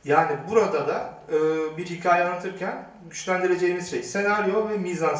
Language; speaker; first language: Turkish; native; Turkish